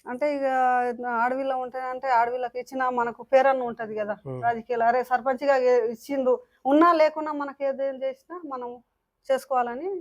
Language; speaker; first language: Telugu; non-native, local second language; Lambadi